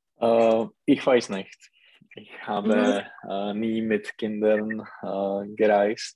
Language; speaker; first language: German; non-native, learner; Czech